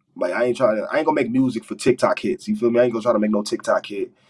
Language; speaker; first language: English; native; English